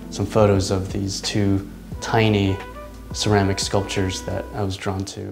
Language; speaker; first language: English; native; English